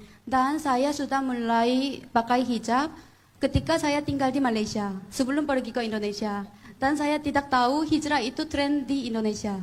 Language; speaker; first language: Indonesian; non-native, fluent; Korean